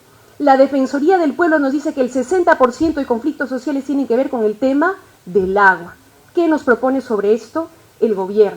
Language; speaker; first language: Spanish; native; Spanish